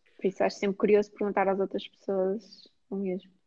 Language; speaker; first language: Portuguese; native; Portuguese